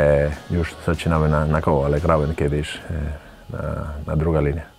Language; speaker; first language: Polish; non-native, learner; Spanish